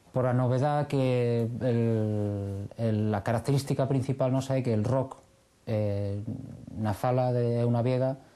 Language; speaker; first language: Galician; native; Galician